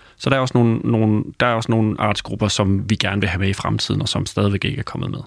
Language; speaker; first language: Danish; native; Danish